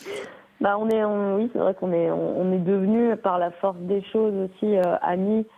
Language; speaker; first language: French; native; French